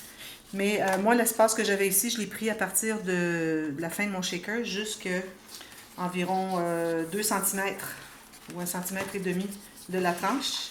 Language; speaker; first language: French; native; French